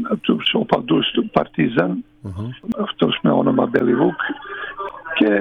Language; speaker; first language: Greek; non-native, fluent; Serbian